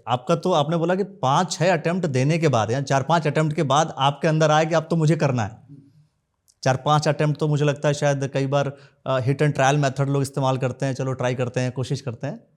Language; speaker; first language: Hindi; native; Hindi